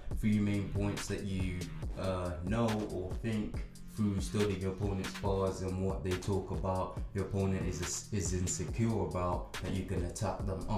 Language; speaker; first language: English; native; English